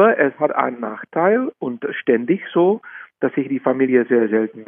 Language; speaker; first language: German; non-native, fluent; Czech